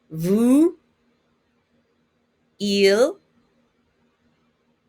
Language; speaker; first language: French; non-native, fluent; English